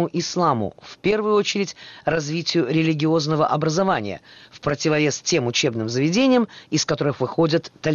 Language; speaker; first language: Russian; native; Russian